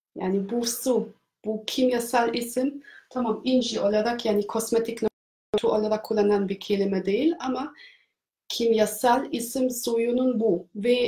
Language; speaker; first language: Turkish; non-native, fluent; German